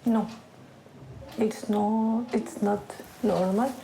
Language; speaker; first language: English; non-native, learner; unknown